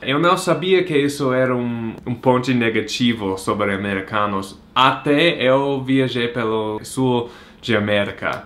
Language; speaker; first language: Portuguese; non-native, fluent; English